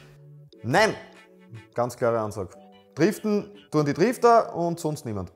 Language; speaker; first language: German; native; German